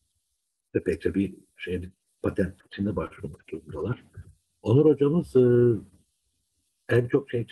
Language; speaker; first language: Turkish; native; Turkish